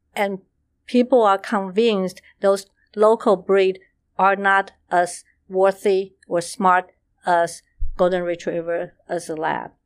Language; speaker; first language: English; non-native, fluent; Chinese